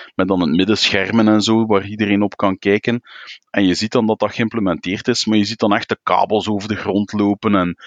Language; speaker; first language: Dutch; native; Dutch